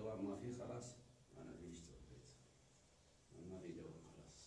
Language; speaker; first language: Arabic; non-native, learner; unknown